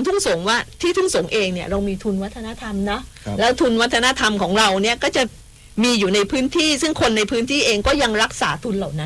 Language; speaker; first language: Thai; native; Thai